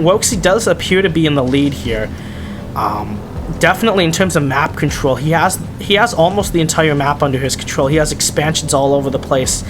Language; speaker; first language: English; native; English